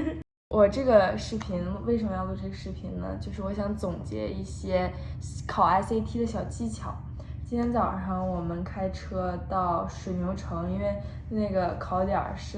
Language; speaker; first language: Chinese; early bilingual, heritage; Chinese